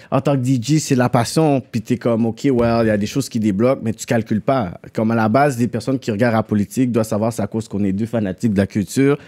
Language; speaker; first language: French; native; French